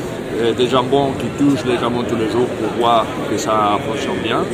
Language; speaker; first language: French; non-native, fluent; Spanish